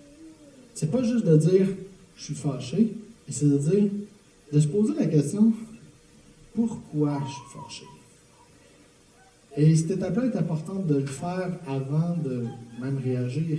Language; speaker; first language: French; native; French